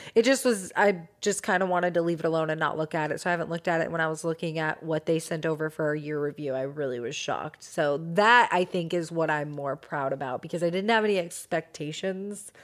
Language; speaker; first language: English; native; English